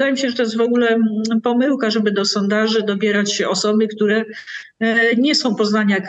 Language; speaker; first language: Polish; native; Polish